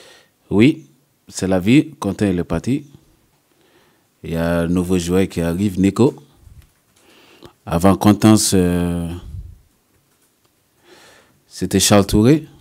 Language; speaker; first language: French; non-native, learner; English